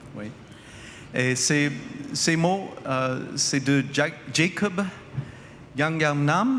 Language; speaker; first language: French; non-native, fluent; English